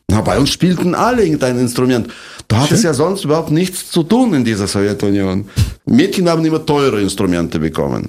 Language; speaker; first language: German; non-native, fluent; Russian